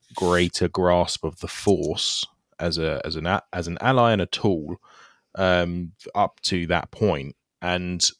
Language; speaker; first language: English; native; English